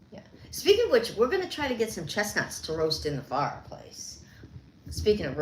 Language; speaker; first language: English; native; English